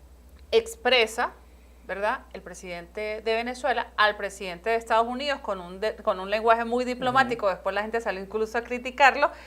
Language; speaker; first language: Spanish; native; Spanish